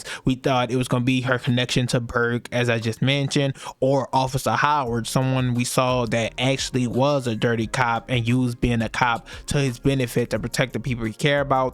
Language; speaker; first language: English; native; English